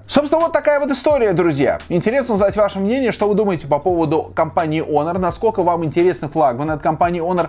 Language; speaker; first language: Russian; native; Russian